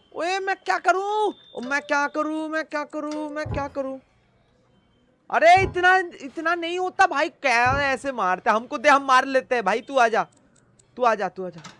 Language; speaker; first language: Hindi; native; Hindi